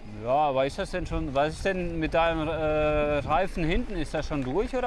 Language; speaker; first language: German; native; German